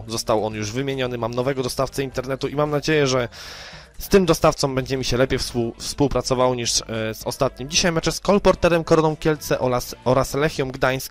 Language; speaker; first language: Polish; native; Polish